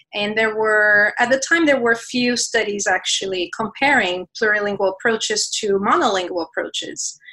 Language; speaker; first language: English; non-native, fluent; Portuguese